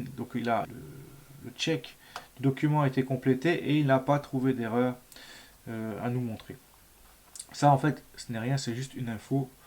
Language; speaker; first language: French; native; French